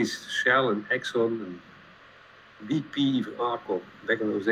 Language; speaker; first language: English; non-native, fluent; Dutch